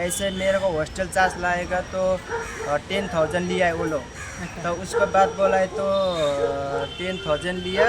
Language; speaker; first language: Hindi; non-native, local second language; Nepali